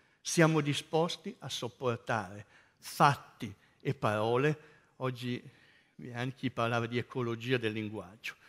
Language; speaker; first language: Italian; native; Italian